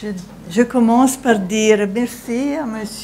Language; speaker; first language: French; non-native, fluent; Italian